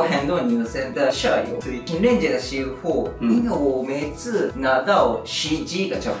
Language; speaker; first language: Chinese; non-native, learner; Japanese